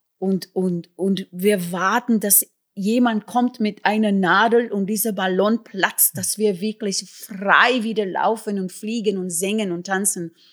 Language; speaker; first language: German; non-native, fluent; English